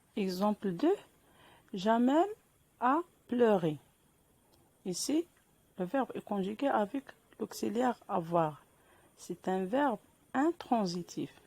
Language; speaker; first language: French; non-native, local second language; Arabic